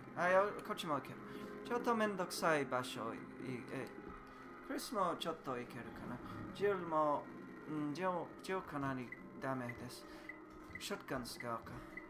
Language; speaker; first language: Japanese; non-native, learner; English